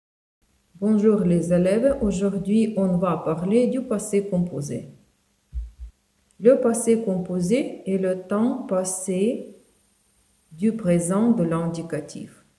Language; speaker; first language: French; non-native, fluent; Ukrainian